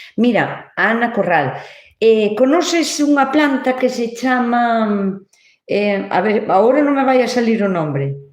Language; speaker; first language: Galician; native; Galician